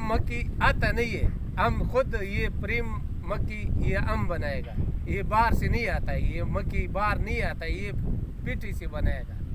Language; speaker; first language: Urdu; non-native, local second language; Pashto